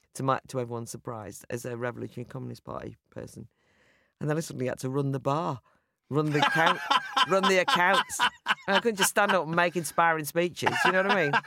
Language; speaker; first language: English; native; English